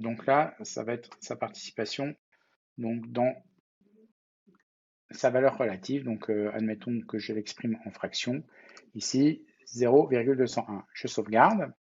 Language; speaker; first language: French; native; French